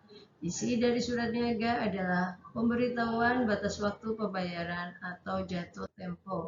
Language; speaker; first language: Indonesian; native; Indonesian